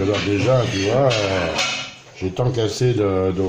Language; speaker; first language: French; native; French